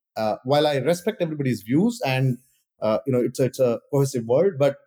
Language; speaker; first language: English; non-native, local second language; Kannada